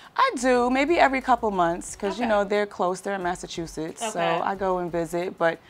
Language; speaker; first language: English; native; English